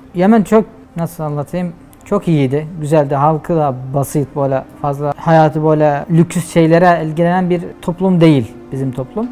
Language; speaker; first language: Turkish; non-native, fluent; Arabic